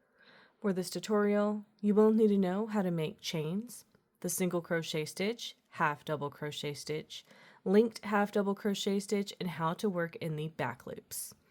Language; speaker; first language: English; native; English